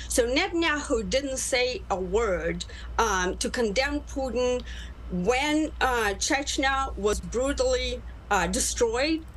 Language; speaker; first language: English; non-native, fluent; Russian